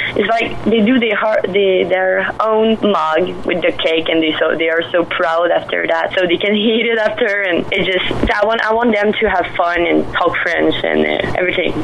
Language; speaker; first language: English; non-native, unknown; French